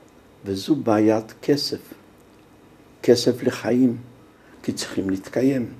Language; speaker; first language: Hebrew; non-native, fluent; Polish